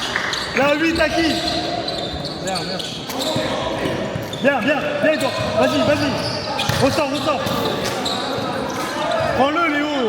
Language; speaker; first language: French; native; French